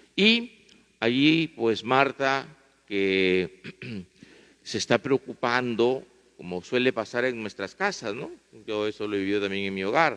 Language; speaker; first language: Spanish; native; Spanish